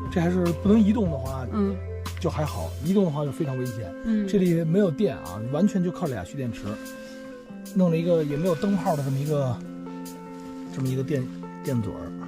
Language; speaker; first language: Chinese; native; Chinese